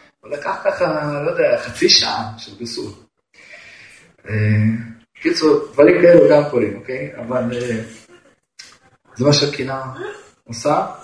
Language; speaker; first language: Hebrew; non-native, fluent; Russian